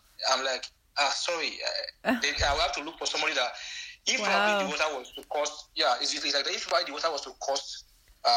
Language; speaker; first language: English; non-native, local second language; Bini